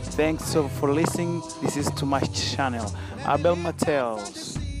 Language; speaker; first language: English; non-native, learner; Portuguese